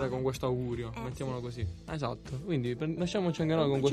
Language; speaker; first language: Italian; native; Italian